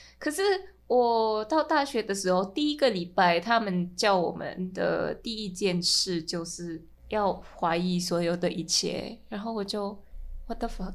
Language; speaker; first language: Chinese; non-native, fluent; Min Nan Chinese